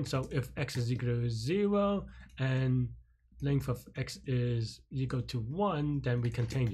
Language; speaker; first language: English; native; English